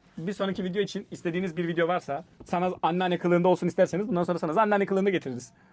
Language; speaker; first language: Turkish; native; Turkish